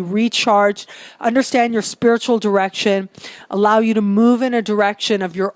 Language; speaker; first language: English; native; English